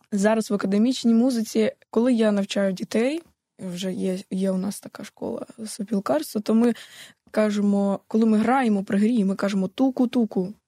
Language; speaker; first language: Ukrainian; native; Ukrainian